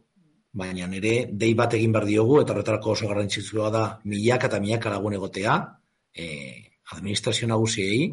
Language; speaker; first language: Basque; native; Basque